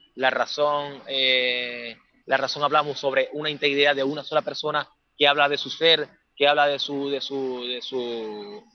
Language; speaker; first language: Spanish; native; Spanish